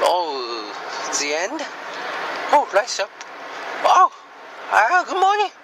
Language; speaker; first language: English; non-native, learner; Japanese